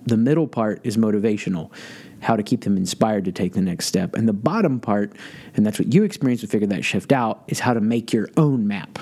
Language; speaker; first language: English; native; English